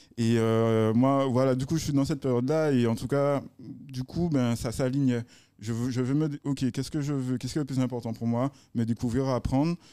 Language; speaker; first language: French; native; French